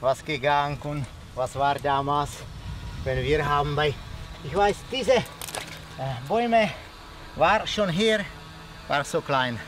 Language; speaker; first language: German; non-native, learner; Czech